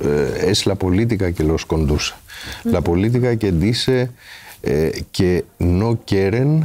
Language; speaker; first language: Spanish; non-native, fluent; Greek